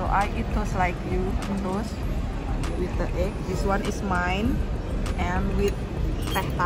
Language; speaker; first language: English; non-native, learner; Indonesian